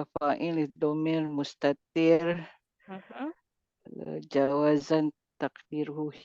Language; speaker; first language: Arabic; non-native, learner; Malay